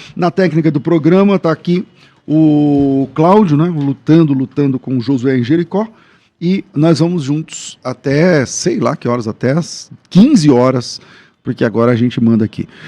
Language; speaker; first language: Portuguese; native; Portuguese